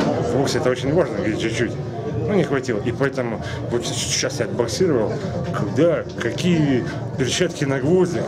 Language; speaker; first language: Russian; native; Russian